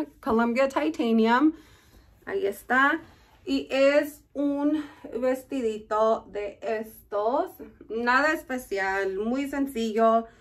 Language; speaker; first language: Spanish; early bilingual, heritage; Spanish